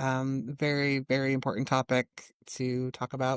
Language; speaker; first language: English; native; English